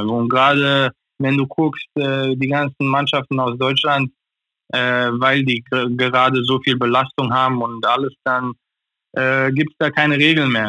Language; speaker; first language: German; non-native, fluent; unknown